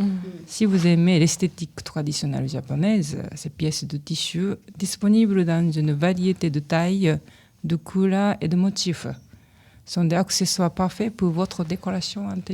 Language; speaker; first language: French; non-native, learner; Japanese